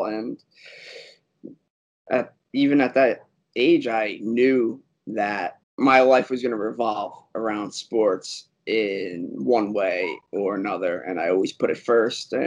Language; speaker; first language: English; native; English